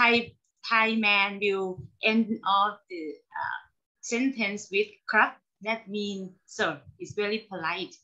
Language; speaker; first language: English; non-native, learner; Thai